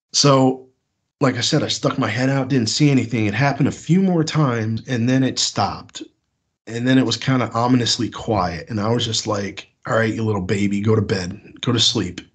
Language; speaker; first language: English; native; English